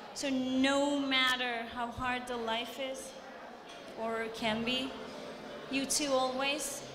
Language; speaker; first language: English; non-native, fluent; Turkish